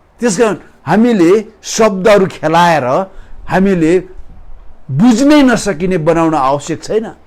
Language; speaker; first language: Nepali; non-native, local second language; Limbu